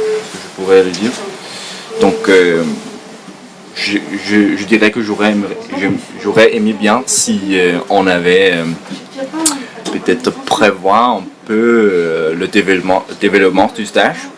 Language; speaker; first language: French; non-native, fluent; Danish